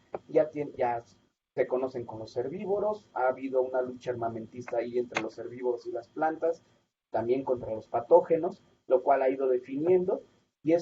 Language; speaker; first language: Spanish; native; Spanish